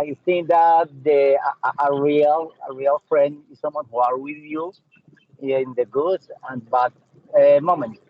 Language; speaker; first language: English; non-native, learner; Spanish